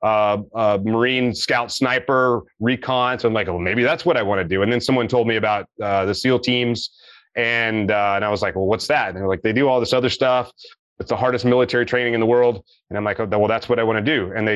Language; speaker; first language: English; native; English